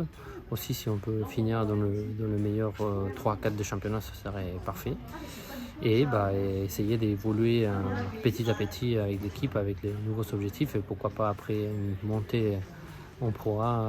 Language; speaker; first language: French; non-native, fluent; Spanish